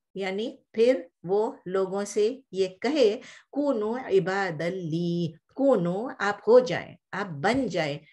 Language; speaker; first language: Urdu; native; Urdu